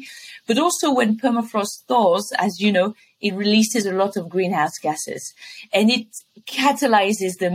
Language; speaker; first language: English; non-native, fluent; French